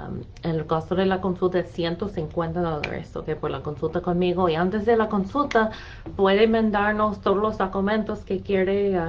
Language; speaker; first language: Spanish; non-native, fluent; English